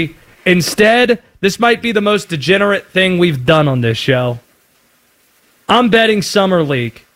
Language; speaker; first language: English; native; English